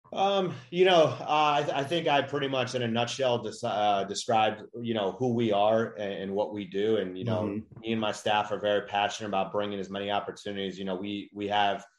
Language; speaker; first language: English; native; English